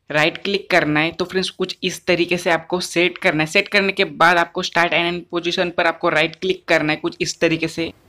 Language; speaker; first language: Hindi; non-native, local second language; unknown